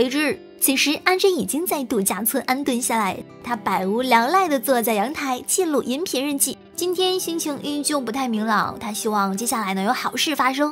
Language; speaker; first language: Chinese; native; Chinese